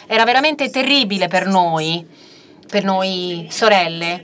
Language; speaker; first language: Italian; non-native, fluent; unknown